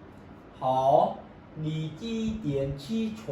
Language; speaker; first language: Chinese; non-native, fluent; Khmer